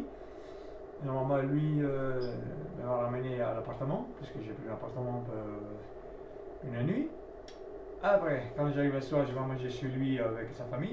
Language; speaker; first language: French; non-native, learner; Italian